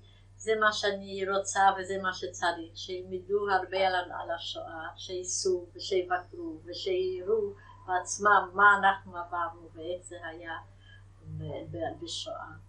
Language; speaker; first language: Hebrew; non-native, fluent; Yiddish